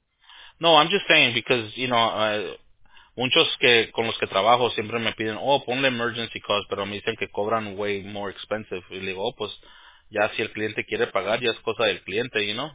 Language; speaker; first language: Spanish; early bilingual, heritage; Spanish